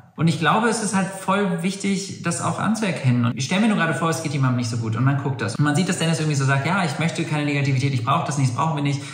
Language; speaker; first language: German; early bilingual, other home language; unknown